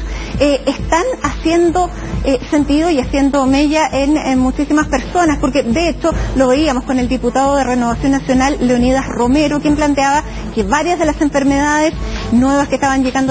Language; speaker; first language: Spanish; native; Spanish